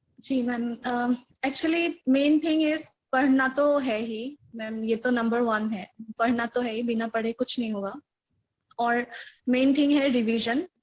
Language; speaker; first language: Hindi; non-native, local second language; Assamese